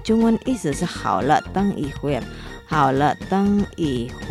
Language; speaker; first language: Chinese; non-native, fluent; Indonesian